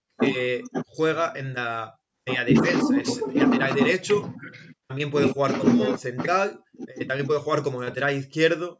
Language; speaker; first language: Spanish; native; Spanish